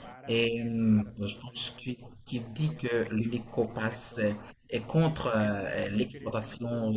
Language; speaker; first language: French; non-native, fluent; Portuguese